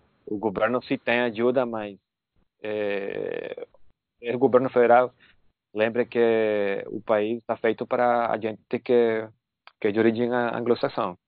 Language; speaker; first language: Portuguese; non-native, fluent; Spanish